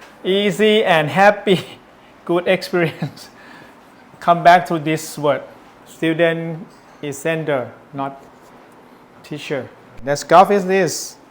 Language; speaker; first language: English; non-native, learner; Thai